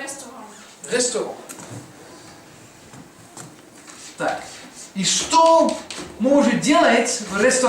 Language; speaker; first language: Russian; non-native, learner; French